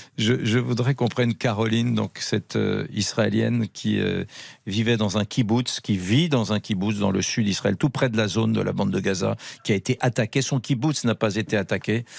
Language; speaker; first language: French; native; French